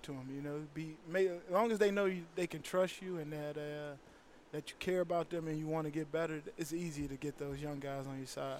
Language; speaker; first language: English; native; English